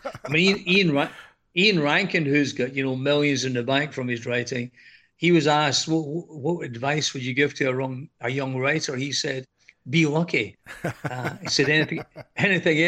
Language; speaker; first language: English; native; English